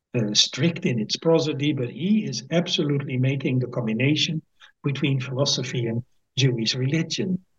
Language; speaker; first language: English; non-native, fluent; Dutch